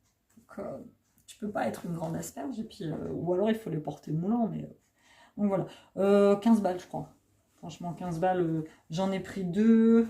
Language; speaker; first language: French; native; French